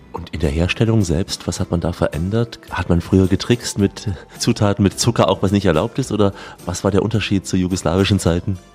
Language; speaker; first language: German; native; German